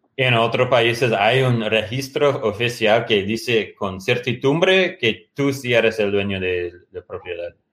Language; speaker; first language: Spanish; non-native, fluent; English